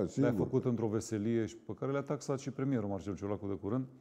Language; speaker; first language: Romanian; native; Romanian